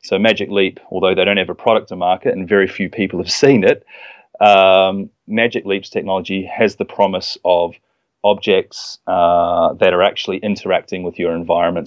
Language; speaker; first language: English; native; English